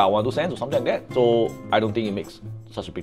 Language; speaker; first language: English; native; English